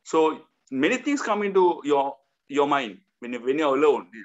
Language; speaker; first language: English; non-native, local second language; Sinhala